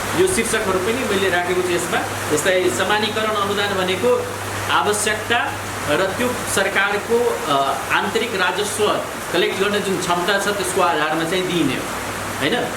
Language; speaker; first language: Nepali; non-native, local second language; Maithili